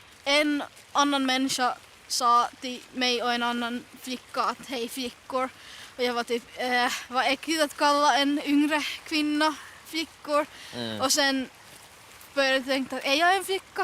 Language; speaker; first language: Swedish; non-native, local second language; Finnish